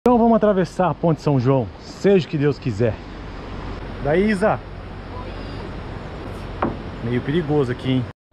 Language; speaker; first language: Portuguese; native; Portuguese